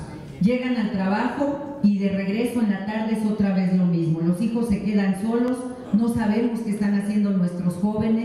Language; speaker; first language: Spanish; native; Spanish